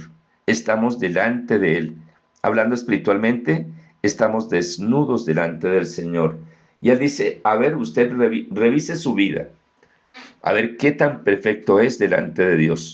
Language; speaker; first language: Spanish; native; Spanish